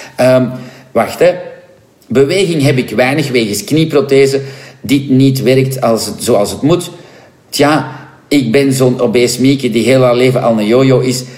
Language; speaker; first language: Dutch; non-native, local second language; French